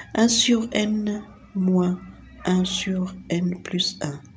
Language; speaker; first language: French; non-native, local second language; Arabic